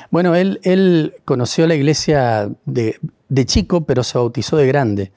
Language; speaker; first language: Spanish; native; Spanish